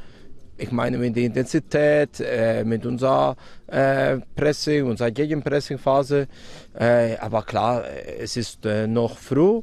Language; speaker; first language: German; non-native, fluent; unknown